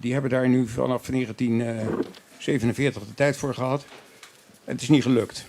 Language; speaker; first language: Dutch; native; Dutch